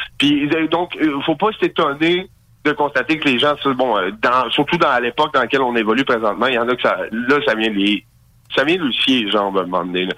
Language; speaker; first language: French; native; French